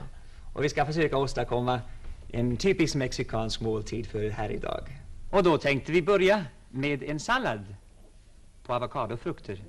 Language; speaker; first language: Swedish; non-native, fluent; English